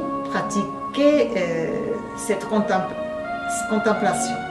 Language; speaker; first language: French; non-native, fluent; Japanese